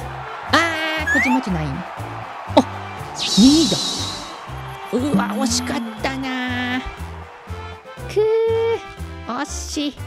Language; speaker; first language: Japanese; native; Japanese